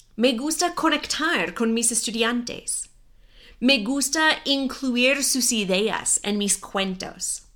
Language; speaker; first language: Spanish; non-native, fluent; English